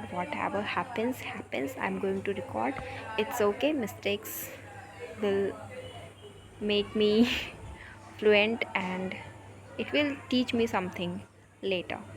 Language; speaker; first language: English; non-native, local second language; Hindi